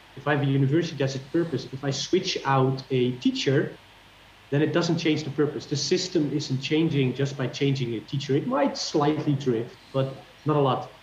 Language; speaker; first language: English; non-native, fluent; Dutch